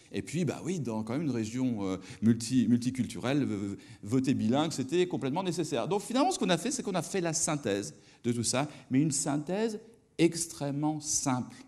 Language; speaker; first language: French; native; French